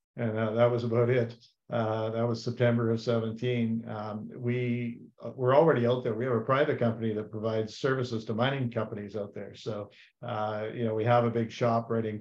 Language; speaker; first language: English; native; English